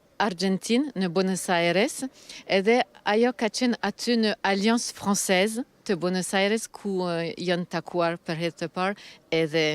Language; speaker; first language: Albanian; early bilingual, heritage; Albanian